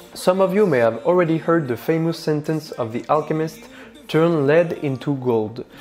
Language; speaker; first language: English; non-native, fluent; French